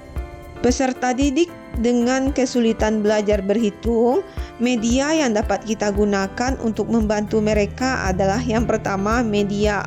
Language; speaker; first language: Indonesian; native; Indonesian